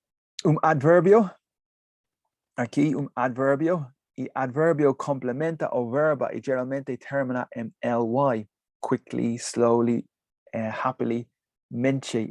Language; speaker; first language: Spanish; non-native, fluent; English